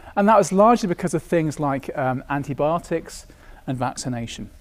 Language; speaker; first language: English; native; English